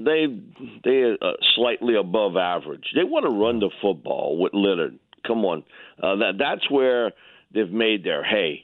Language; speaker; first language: English; native; English